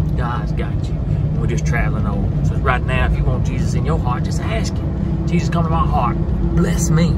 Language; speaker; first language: English; native; English